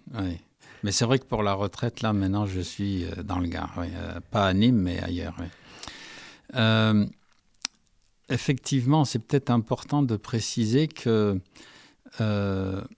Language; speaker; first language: French; early bilingual, heritage; French